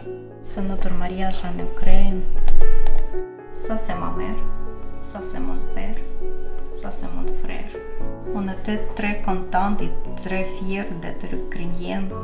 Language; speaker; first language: French; non-native, learner; Ukrainian